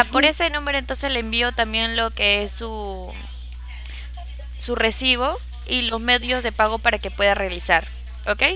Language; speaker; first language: Spanish; native; Spanish